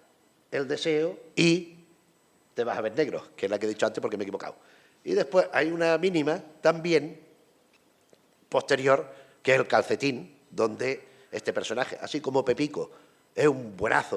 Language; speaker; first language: Spanish; native; Spanish